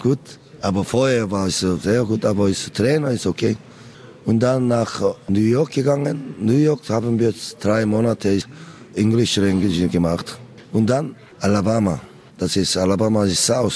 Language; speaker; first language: German; non-native, learner; Korean